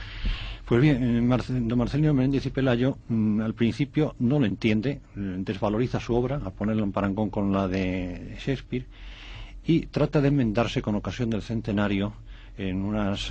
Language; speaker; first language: Spanish; native; Spanish